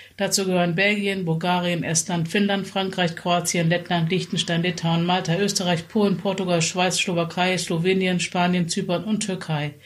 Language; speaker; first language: German; native; German